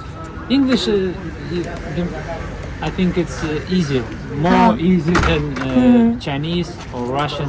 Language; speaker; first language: English; non-native, learner; Russian